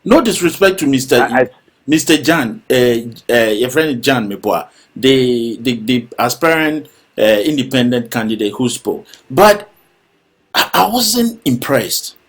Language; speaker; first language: English; non-native, local second language; Akan